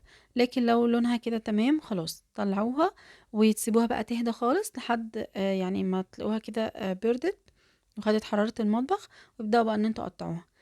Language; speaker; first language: Arabic; native; Arabic